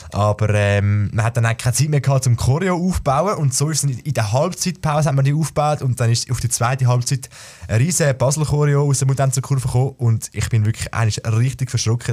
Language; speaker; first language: German; native; German